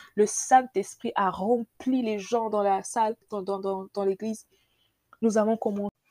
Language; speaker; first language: French; non-native, local second language; Lingala